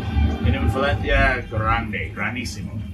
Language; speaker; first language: Spanish; non-native, learner; English